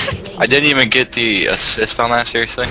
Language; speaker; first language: English; native; English